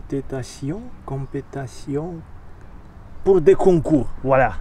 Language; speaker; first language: French; non-native, learner; Russian